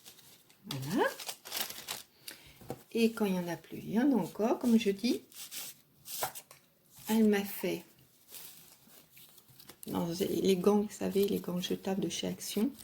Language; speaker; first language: French; native; French